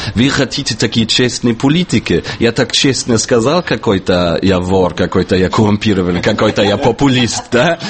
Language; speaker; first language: Russian; non-native, fluent; German